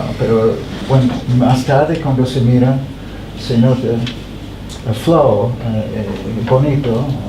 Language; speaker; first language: Spanish; non-native, fluent; English